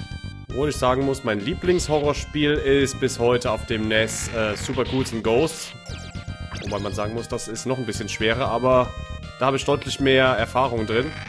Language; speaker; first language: German; native; German